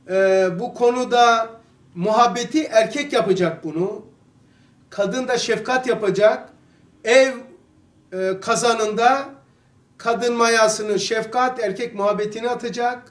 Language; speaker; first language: Turkish; native; Turkish